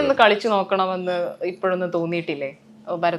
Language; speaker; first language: Malayalam; native; Malayalam